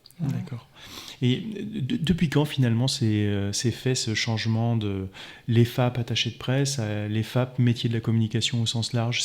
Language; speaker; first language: French; native; French